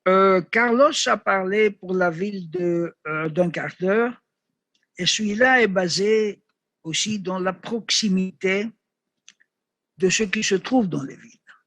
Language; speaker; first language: French; non-native, learner; Greek